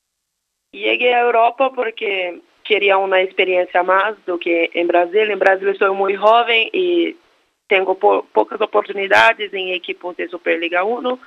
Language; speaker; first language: Spanish; non-native, learner; Portuguese